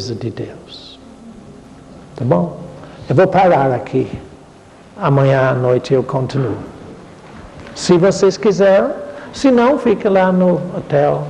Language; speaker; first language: Portuguese; non-native, fluent; English